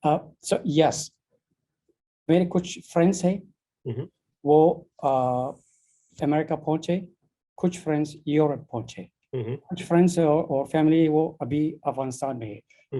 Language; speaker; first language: Hindi; non-native, learner; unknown